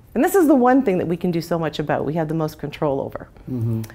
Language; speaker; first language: English; native; English